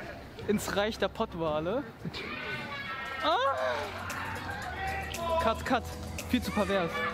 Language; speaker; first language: German; native; German